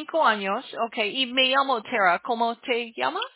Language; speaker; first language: Spanish; non-native, learner; English